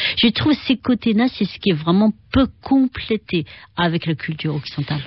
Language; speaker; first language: French; non-native, fluent; Chinese